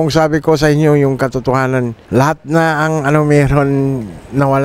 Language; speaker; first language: Filipino; non-native, learner; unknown